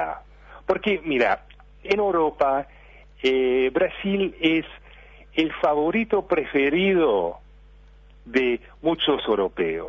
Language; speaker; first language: Spanish; early bilingual, heritage; Spanish